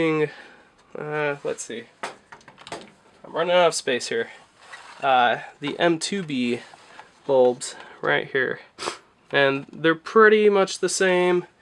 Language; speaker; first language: English; native; English